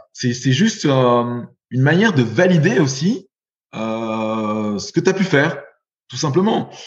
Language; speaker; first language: French; native; French